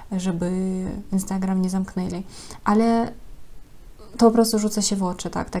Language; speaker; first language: Polish; non-native, fluent; Russian